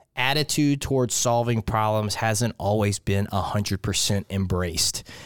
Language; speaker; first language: English; native; English